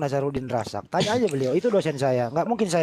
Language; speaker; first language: Indonesian; native; Indonesian